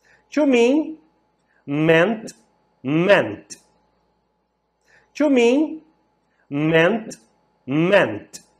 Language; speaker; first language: English; non-native, fluent; Portuguese